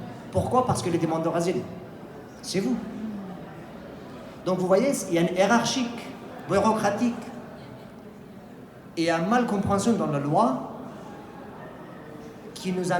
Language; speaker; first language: French; non-native, fluent; Persian